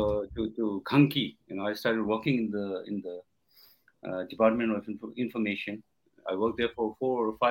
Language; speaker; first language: English; non-native, local second language; Tibetan